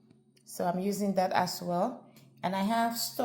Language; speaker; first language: English; non-native, local second language; Yoruba